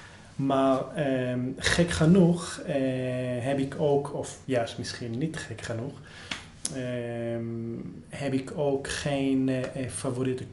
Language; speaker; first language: Dutch; non-native, fluent; Hebrew